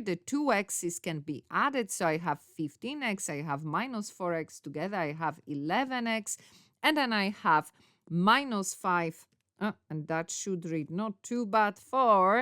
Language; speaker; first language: English; non-native, fluent; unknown